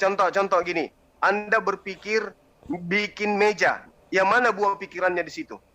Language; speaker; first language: Indonesian; native; Indonesian